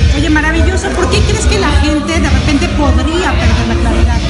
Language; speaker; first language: Spanish; native; Spanish